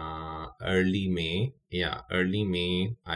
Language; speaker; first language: English; non-native, local second language; Urdu